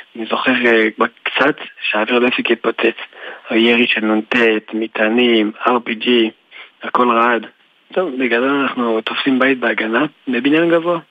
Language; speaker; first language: Hebrew; early bilingual, other home language; French